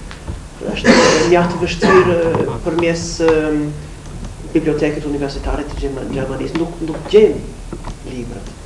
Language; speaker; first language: Albanian; non-native, fluent; English